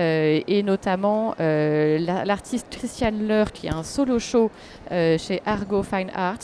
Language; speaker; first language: French; native; French